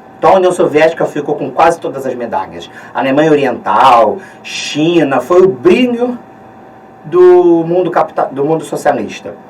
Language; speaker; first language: Portuguese; native; Portuguese